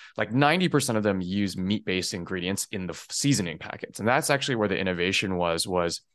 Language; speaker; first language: English; early bilingual, other home language; Chinese